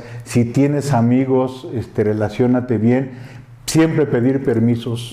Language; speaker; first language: Spanish; native; Spanish